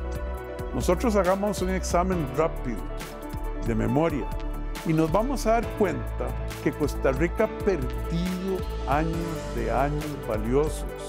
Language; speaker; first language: Spanish; native; Spanish